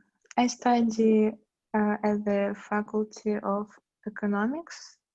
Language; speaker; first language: English; non-native, learner; Russian